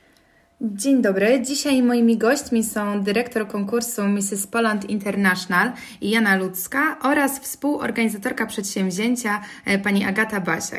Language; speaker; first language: Polish; native; Polish